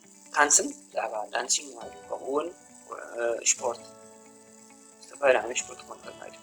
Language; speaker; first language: German; non-native, learner; Tigrinya